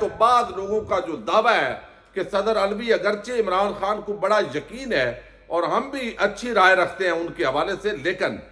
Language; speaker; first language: Urdu; native; Urdu